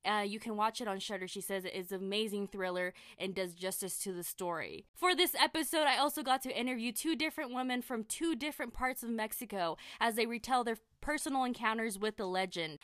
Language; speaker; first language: English; early bilingual, other home language; Spanish